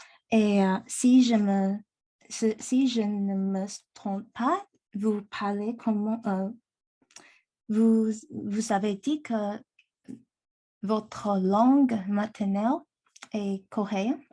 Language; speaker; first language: French; non-native, learner; Chinese